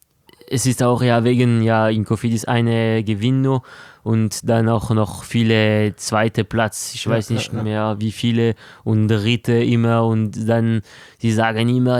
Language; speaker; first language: German; non-native, local second language; French